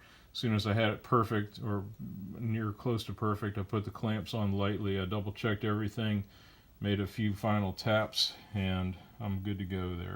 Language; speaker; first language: English; native; English